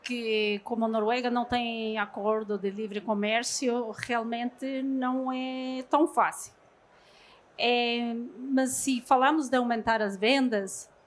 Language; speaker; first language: Portuguese; non-native, fluent; Norwegian